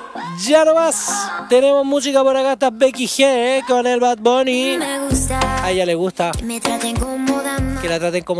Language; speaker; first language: Spanish; native; Spanish